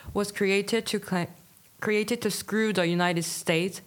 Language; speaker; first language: English; non-native, fluent; Korean